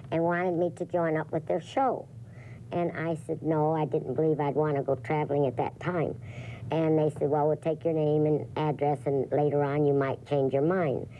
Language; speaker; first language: English; native; English